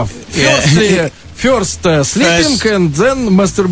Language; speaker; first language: English; non-native, learner; Russian